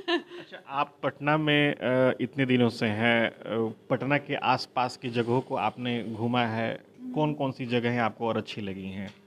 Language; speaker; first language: Hindi; native; Hindi